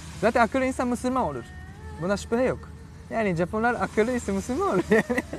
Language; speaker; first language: Turkish; non-native, fluent; Japanese